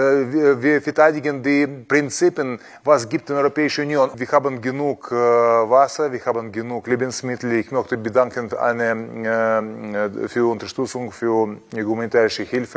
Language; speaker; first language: German; non-native, fluent; Russian